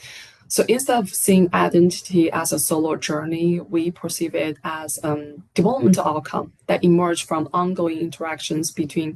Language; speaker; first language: English; non-native, fluent; Chinese